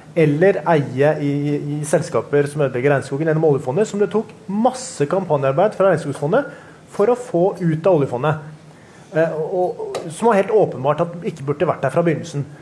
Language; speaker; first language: Norwegian; native; Norwegian